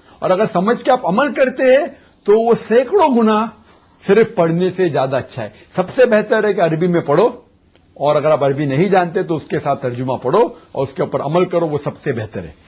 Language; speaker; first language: Urdu; non-native, local second language; Konkani